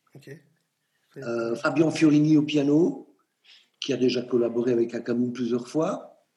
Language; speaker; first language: French; native; French